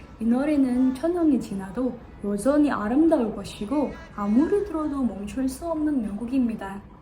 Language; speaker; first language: Korean; non-native, fluent; Indonesian